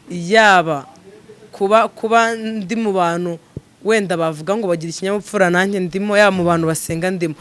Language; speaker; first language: Kinyarwanda; native; Kinyarwanda